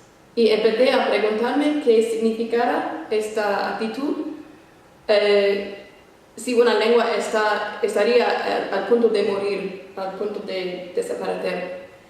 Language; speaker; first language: Spanish; non-native, fluent; English